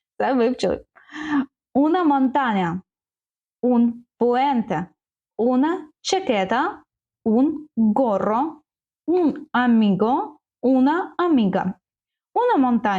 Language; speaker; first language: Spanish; non-native, learner; Ukrainian